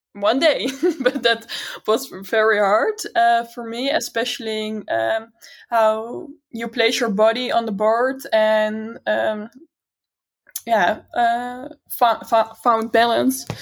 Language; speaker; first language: English; non-native, fluent; Dutch